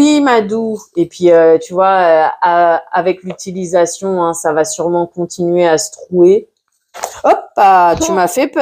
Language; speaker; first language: French; native; French